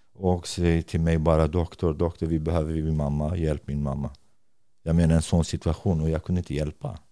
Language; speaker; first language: Swedish; non-native, fluent; Kurdish